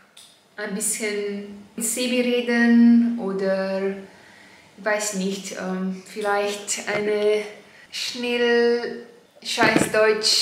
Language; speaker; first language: German; non-native, learner; Slovenian